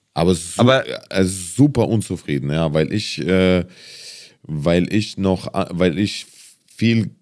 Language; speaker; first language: German; native; German